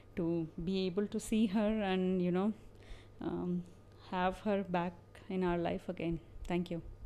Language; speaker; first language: English; non-native, local second language; Telugu